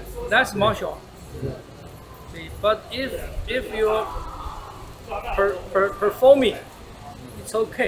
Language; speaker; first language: English; non-native, learner; Chinese